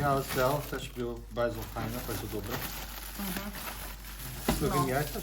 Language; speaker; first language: Polish; non-native, learner; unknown